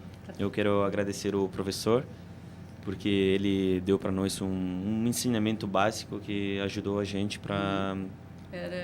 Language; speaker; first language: Portuguese; non-native, fluent; Italian